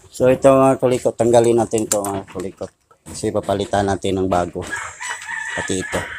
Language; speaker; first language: Filipino; native; Filipino